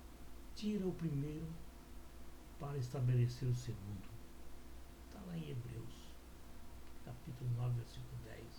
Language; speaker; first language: Portuguese; native; Portuguese